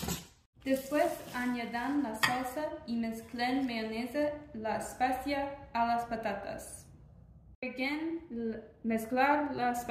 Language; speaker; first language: Spanish; non-native, learner; English